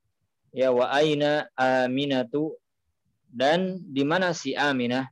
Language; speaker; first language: Indonesian; native; Indonesian